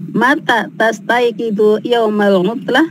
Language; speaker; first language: Arabic; non-native, learner; Indonesian